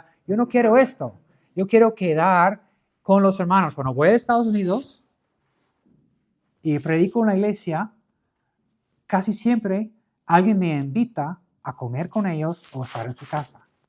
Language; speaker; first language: Spanish; non-native, fluent; English